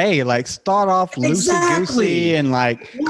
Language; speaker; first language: English; native; English